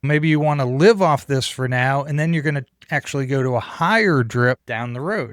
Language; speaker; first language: English; native; English